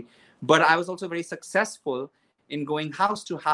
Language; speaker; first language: English; non-native, local second language; Konkani